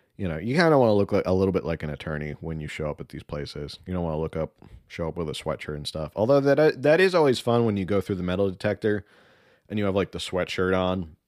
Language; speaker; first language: English; early bilingual, other home language; Spanish